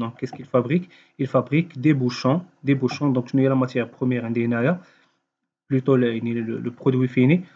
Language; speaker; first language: French; non-native, local second language; Arabic